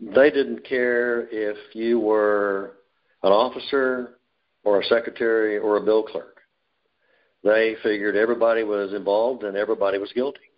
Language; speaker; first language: English; native; English